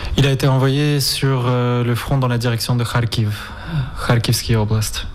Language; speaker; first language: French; non-native, fluent; Spanish